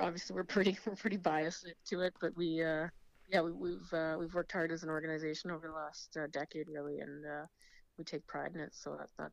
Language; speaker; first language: English; native; English